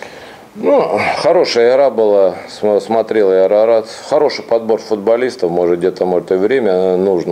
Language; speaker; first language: Russian; native; Russian